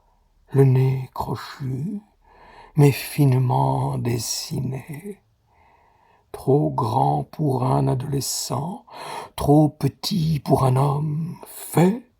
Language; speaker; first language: French; native; French